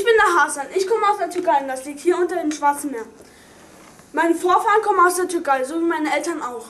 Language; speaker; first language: German; early bilingual, other home language; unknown